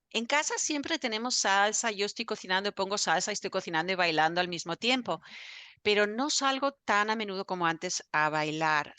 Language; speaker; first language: Spanish; native; Spanish